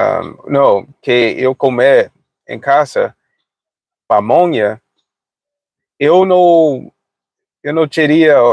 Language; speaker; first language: Portuguese; non-native, fluent; English